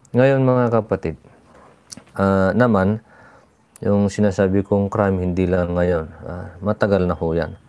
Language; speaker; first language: Filipino; non-native, local second language; Iloko